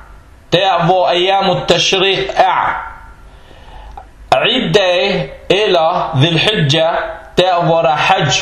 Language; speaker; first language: Danish; non-native, fluent; Arabic